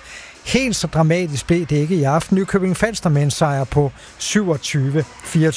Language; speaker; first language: Danish; native; Danish